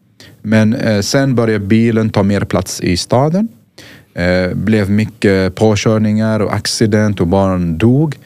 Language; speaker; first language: Swedish; non-native, fluent; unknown